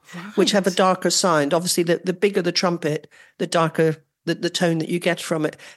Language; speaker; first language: English; native; English